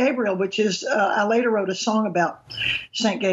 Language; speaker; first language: English; native; English